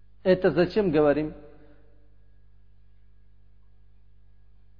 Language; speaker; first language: Russian; non-native, learner; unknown